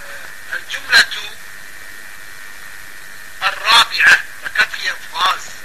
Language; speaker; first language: Arabic; non-native, fluent; French